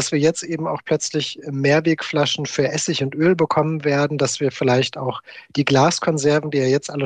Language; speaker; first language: German; native; German